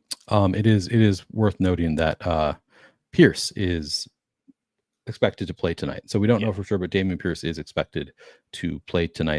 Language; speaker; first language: English; native; English